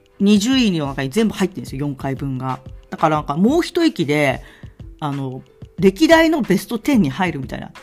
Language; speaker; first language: Japanese; native; Japanese